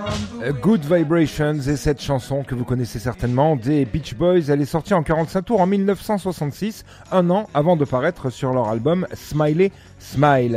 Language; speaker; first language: French; native; French